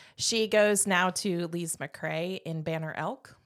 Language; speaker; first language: English; native; English